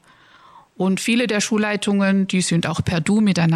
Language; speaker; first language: German; native; German